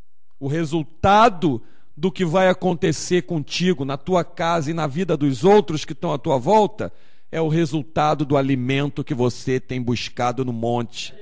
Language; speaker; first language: Portuguese; native; Portuguese